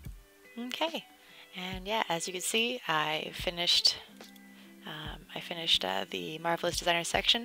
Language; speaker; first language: English; native; English